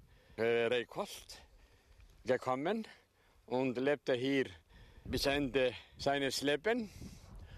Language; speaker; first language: German; non-native, fluent; Icelandic